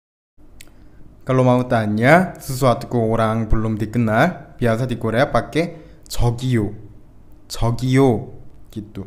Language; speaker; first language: Indonesian; non-native, fluent; Korean